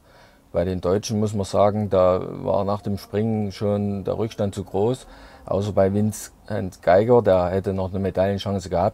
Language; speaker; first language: German; native; German